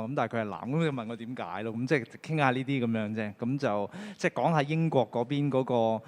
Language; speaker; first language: Cantonese; native; Cantonese